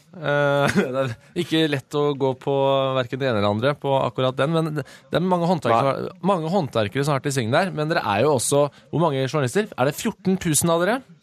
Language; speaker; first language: Norwegian; native; Norwegian